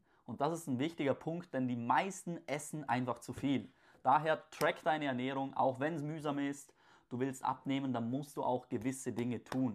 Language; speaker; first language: German; native; German